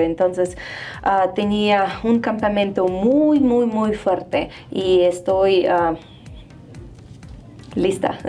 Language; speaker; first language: Spanish; non-native, fluent; Russian